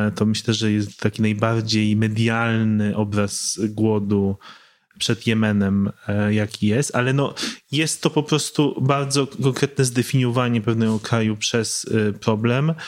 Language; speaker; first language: Polish; native; Polish